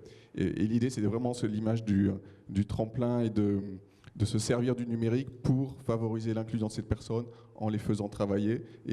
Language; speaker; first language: French; native; French